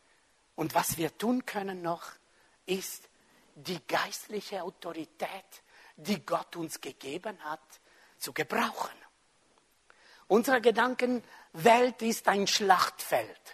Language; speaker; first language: German; non-native, fluent; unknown